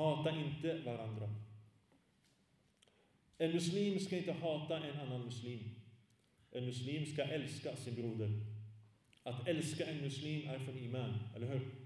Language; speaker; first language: Swedish; early bilingual, other home language; Arabic